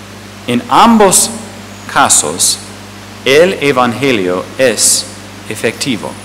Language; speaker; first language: Spanish; non-native, fluent; English